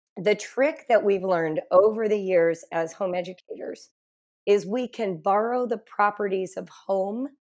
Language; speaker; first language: English; native; English